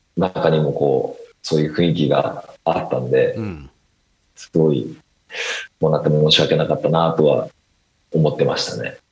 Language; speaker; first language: Japanese; native; Japanese